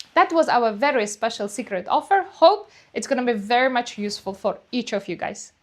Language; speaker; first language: English; non-native, fluent; Uzbek